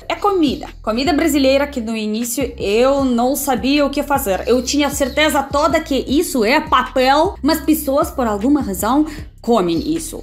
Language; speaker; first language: Portuguese; non-native, fluent; Russian